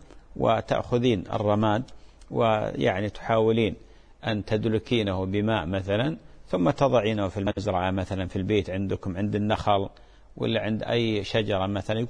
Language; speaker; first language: Arabic; native; Arabic